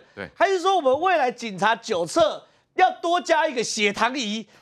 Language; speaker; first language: Chinese; native; Chinese